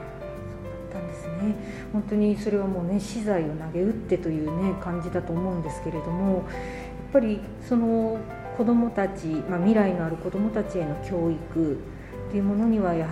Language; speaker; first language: Japanese; native; Japanese